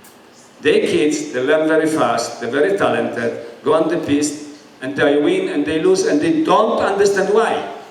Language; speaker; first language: English; non-native, learner; Polish